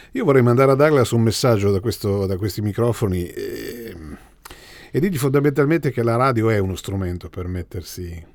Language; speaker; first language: Italian; native; Italian